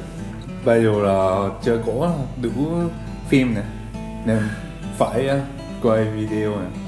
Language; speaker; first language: Vietnamese; non-native, learner; Japanese